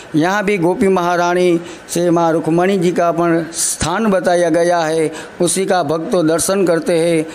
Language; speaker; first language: Hindi; non-native, local second language; Gujarati